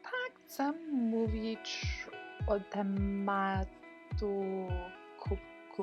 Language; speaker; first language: Polish; early bilingual, heritage; English